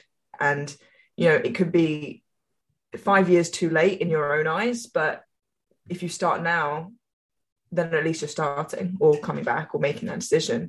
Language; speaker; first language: English; native; English